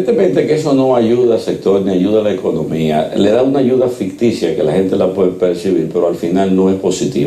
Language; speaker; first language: Spanish; native; Spanish